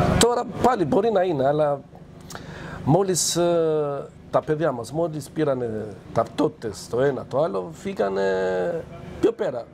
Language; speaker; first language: Greek; non-native, fluent; Albanian